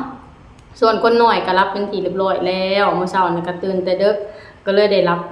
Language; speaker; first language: Thai; non-native, local second language; Lao